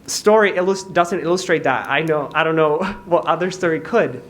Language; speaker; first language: English; non-native, fluent; Spanish